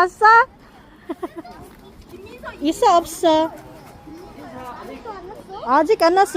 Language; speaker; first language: Korean; non-native, fluent; Filipino